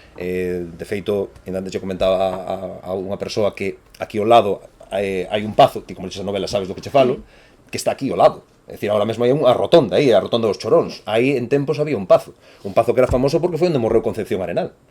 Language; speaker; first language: Galician; native; Galician